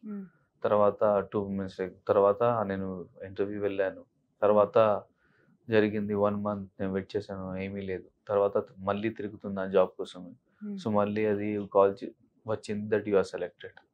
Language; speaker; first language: Telugu; non-native, local second language; Hindi